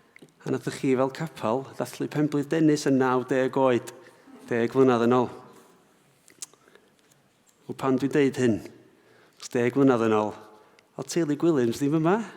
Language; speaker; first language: Welsh; native; Welsh